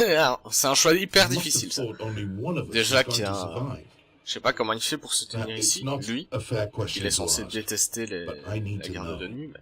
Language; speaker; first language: French; native; French